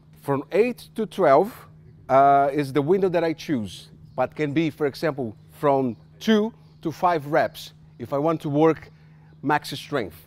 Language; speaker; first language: English; non-native, fluent; Portuguese